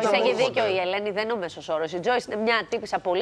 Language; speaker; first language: Greek; native; Greek